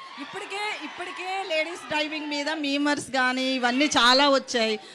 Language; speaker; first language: Telugu; native; Telugu